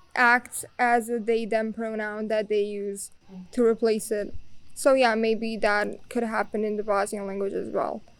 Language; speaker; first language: English; non-native, fluent; Bosnian